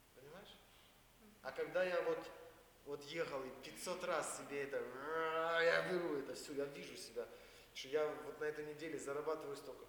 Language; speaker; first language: Russian; native; Russian